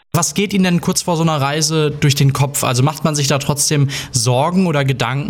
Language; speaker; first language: German; native; German